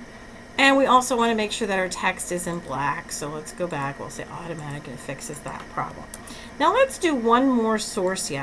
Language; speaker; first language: English; native; English